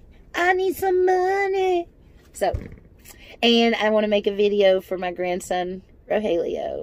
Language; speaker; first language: English; native; English